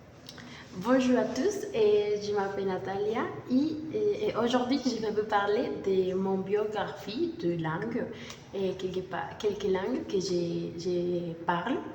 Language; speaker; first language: French; non-native, learner; Spanish